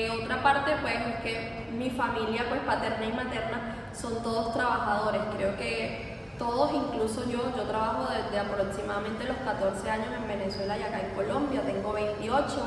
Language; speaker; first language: Spanish; native; Spanish